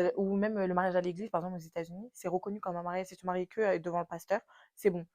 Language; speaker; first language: French; native; French